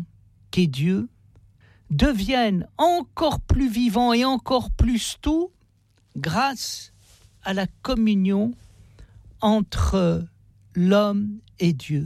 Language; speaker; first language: French; native; French